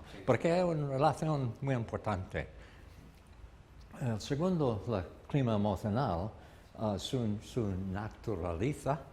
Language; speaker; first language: Spanish; non-native, learner; English